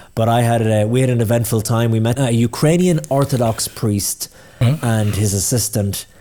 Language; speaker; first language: English; native; English